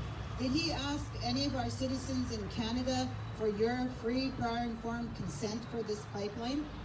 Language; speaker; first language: English; native; English